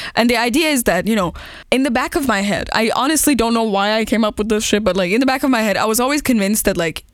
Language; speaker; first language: English; non-native, fluent; Persian